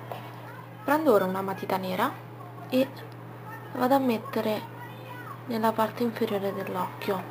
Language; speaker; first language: Italian; native; Italian